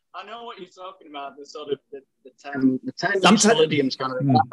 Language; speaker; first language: English; native; English